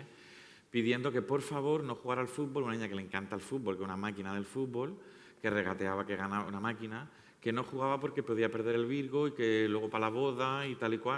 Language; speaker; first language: Spanish; native; Spanish